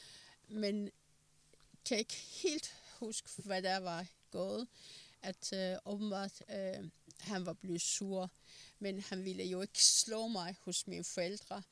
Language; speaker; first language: Danish; non-native, fluent; Persian